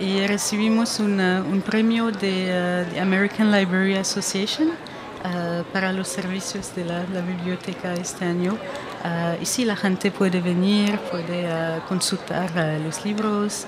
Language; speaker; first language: Spanish; non-native, fluent; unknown